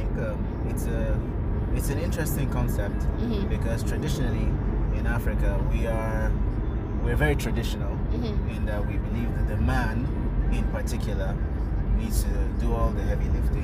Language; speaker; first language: English; non-native, local second language; Hausa